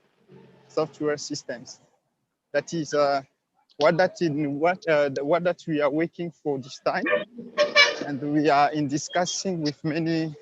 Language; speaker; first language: English; non-native, learner; Swahili